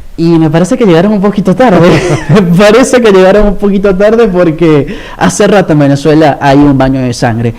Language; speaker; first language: Spanish; native; Spanish